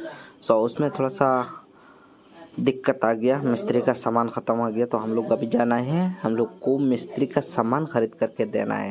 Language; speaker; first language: Hindi; non-native, local second language; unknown